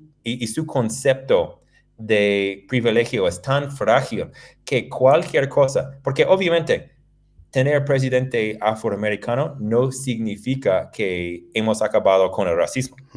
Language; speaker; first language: Spanish; non-native, fluent; English